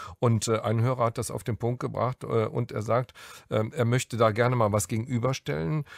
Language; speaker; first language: German; native; German